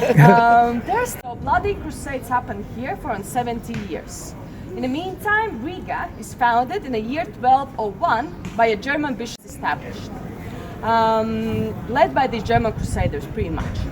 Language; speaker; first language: English; non-native, fluent; Latvian